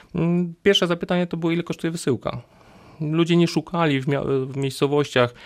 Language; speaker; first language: Polish; native; Polish